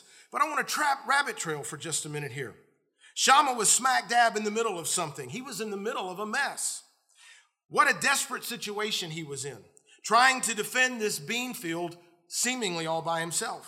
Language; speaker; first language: English; native; English